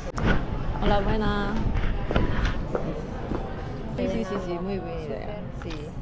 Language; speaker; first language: Spanish; non-native, learner; Korean